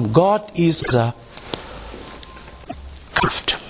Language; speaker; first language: German; non-native, fluent; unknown